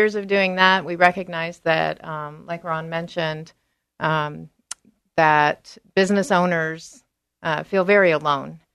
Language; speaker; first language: English; native; English